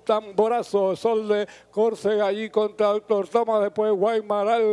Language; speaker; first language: Spanish; native; Spanish